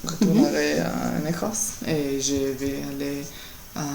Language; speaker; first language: French; non-native, learner; Italian